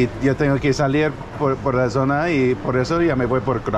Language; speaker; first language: Spanish; non-native, learner; English